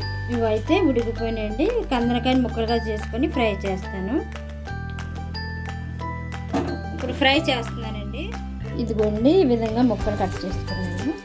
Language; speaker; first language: Telugu; native; Telugu